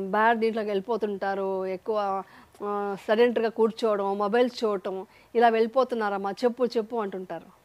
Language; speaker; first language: Telugu; native; Telugu